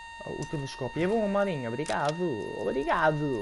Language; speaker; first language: Portuguese; native; Portuguese